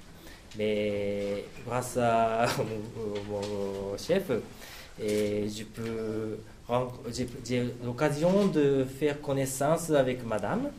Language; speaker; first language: French; non-native, learner; Japanese